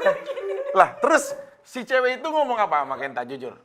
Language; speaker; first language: Indonesian; native; Indonesian